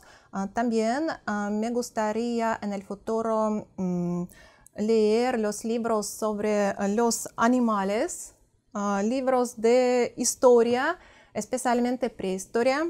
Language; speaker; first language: Spanish; non-native, fluent; Russian